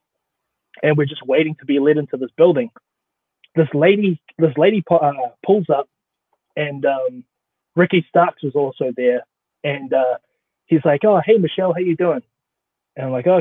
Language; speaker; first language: English; native; English